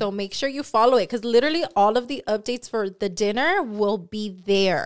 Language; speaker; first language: English; early bilingual, other home language; Spanish